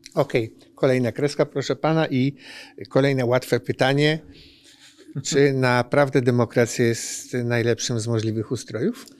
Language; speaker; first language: Polish; native; Polish